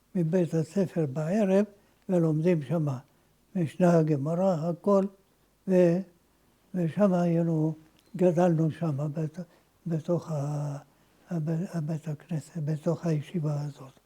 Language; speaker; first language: Hebrew; non-native, fluent; Ladino